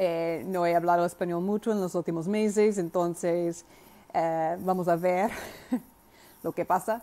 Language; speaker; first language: Spanish; non-native, fluent; English